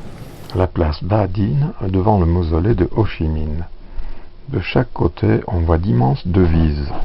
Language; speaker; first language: French; native; French